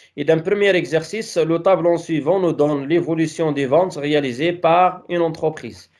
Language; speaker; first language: French; non-native, local second language; Arabic